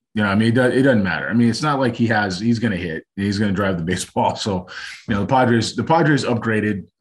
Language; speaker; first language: English; native; English